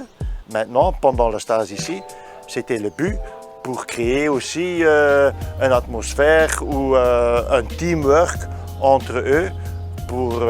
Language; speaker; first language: French; non-native, learner; Dutch